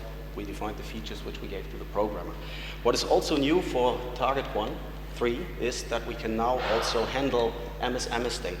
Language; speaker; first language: English; non-native, fluent; German